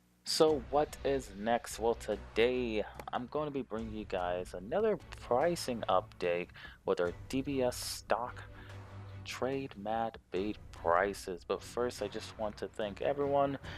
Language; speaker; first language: English; native; English